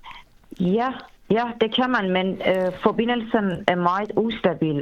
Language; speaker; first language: Danish; non-native, fluent; Persian